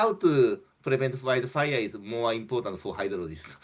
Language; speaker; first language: English; non-native, fluent; Japanese